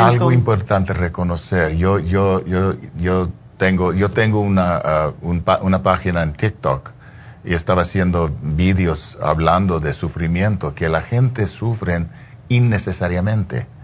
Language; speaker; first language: Spanish; early bilingual, heritage; English